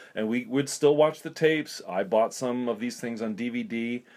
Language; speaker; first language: English; native; English